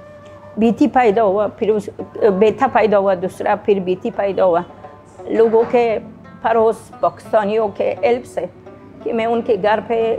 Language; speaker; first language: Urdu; non-native, fluent; Persian